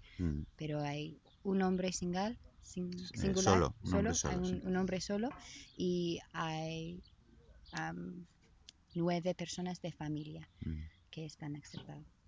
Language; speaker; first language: Spanish; non-native, learner; English